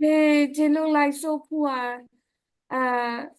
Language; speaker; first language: English; non-native, learner; Burmese